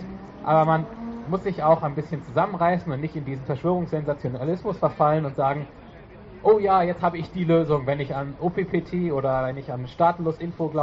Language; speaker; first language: German; native; German